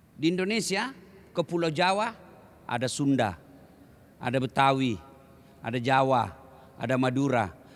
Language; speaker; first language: Indonesian; native; Indonesian